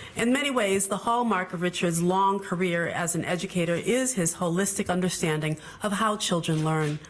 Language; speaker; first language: English; native; English